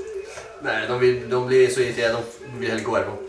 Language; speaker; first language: Swedish; native; Swedish